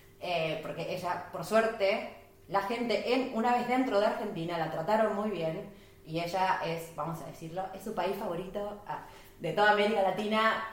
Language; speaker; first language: Spanish; native; Spanish